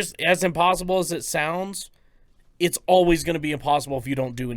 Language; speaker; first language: English; native; English